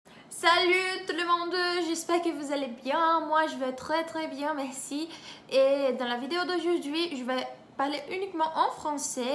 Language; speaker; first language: French; non-native, fluent; Portuguese